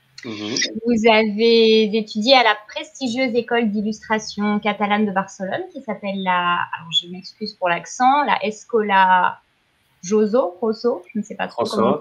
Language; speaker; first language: French; native; French